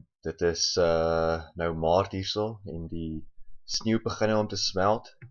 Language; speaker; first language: Afrikaans; early bilingual, heritage; Afrikaans